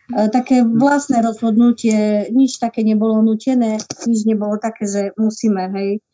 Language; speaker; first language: Slovak; native; Slovak